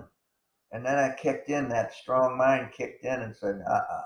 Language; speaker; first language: English; native; English